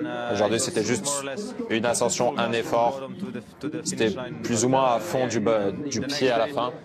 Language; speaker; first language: French; non-native, fluent; Slovenian